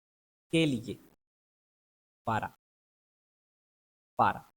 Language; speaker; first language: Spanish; non-native, fluent; Urdu